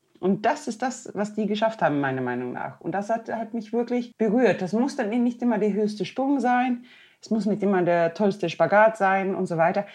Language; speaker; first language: German; non-native, fluent; Swedish